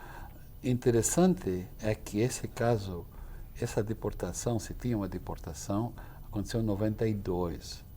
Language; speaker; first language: Portuguese; non-native, fluent; English